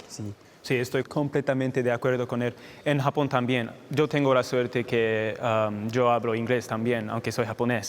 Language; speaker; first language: Spanish; non-native, fluent; Japanese